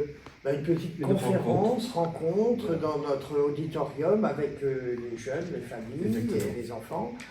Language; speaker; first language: French; native; French